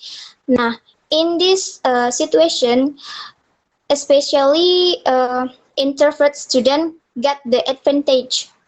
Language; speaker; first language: English; non-native, learner; Indonesian